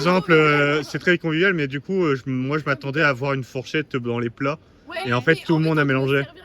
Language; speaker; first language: French; native; French